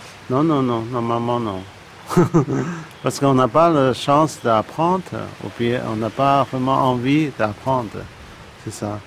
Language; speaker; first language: French; non-native, learner; Cantonese